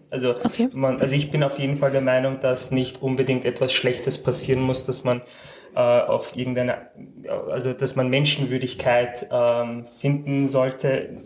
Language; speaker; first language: German; early bilingual, other home language; Turkish